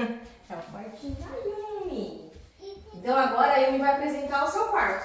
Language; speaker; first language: Portuguese; native; Portuguese